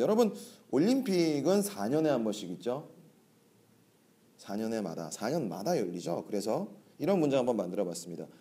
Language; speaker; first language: Korean; native; Korean